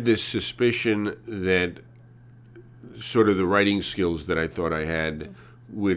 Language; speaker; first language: English; early bilingual, other home language; Hungarian